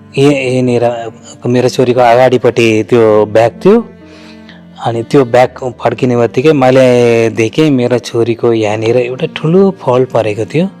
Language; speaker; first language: Nepali; non-native, fluent; Malayalam